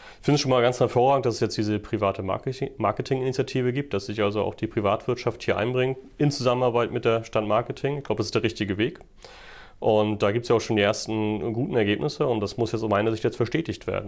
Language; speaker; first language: German; native; German